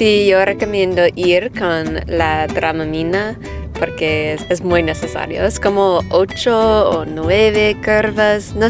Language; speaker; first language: Spanish; non-native, learner; English